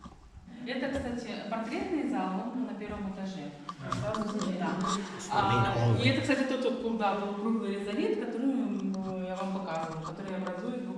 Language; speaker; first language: Russian; native; Russian